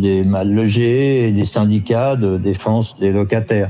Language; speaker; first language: French; native; French